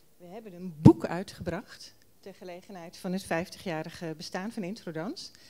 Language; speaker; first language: Dutch; native; Dutch